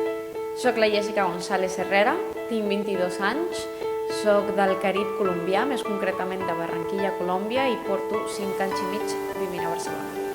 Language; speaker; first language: Catalan; non-native, local second language; Spanish